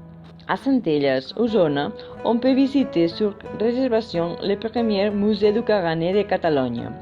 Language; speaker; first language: French; non-native, fluent; Catalan